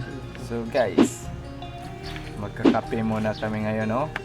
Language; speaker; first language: Filipino; non-native, local second language; Cebuano